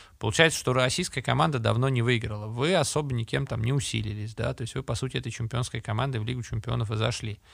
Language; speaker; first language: Russian; native; Russian